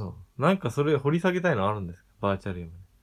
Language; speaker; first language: Japanese; native; Japanese